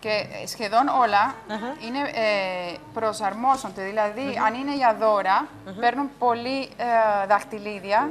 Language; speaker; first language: Greek; non-native, fluent; Spanish